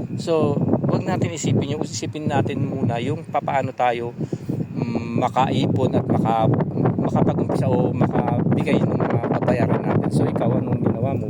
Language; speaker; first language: Filipino; non-native, local second language; Pampanga